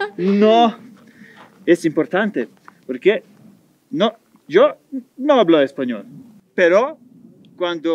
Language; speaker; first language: Spanish; non-native, learner; Serbian